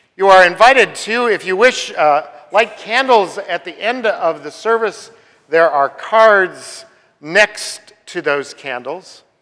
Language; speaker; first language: English; native; English